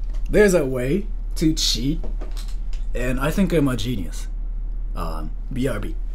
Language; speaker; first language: English; early bilingual, other home language; Japanese